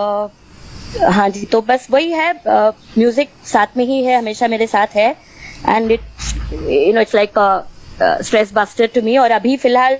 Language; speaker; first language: Hindi; non-native, local second language; Tamil